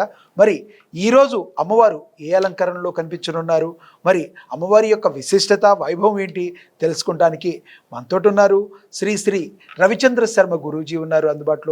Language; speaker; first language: Telugu; native; Telugu